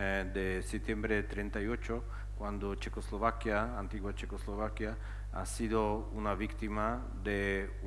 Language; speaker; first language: Spanish; non-native, fluent; Czech